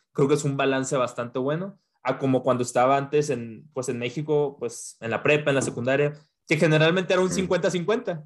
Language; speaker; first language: Spanish; native; Spanish